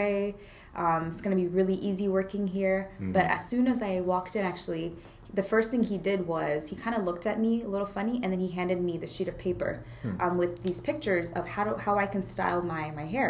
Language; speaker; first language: English; native; English